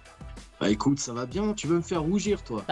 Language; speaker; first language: French; native; French